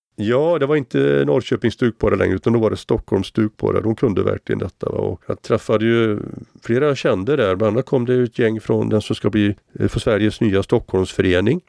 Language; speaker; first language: Swedish; native; Swedish